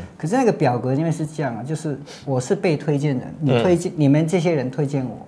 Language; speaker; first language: Chinese; native; Chinese